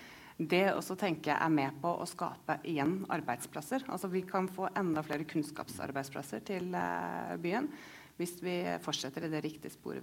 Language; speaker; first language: Norwegian; native; Norwegian